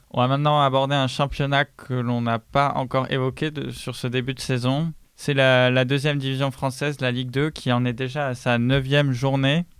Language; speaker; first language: French; native; French